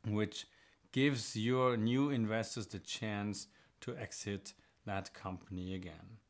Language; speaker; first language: English; non-native, fluent; German